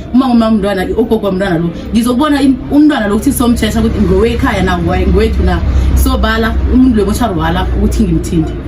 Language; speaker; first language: Zulu; non-native, local second language; South Ndebele